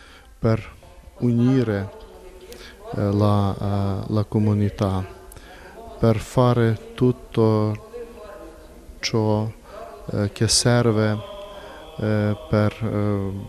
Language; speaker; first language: Italian; non-native, fluent; Ukrainian